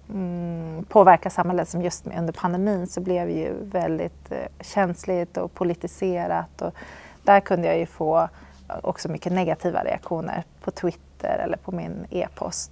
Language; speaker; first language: Swedish; native; Swedish